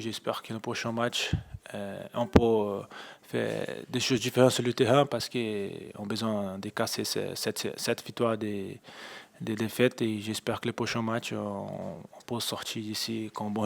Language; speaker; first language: French; non-native, fluent; Portuguese